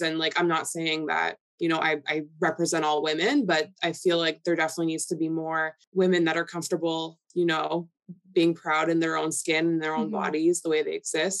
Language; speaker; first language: English; early bilingual, other home language; Polish